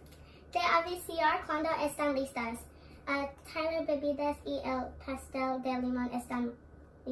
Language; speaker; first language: Spanish; non-native, learner; English